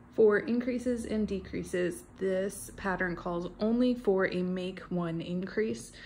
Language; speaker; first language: English; native; English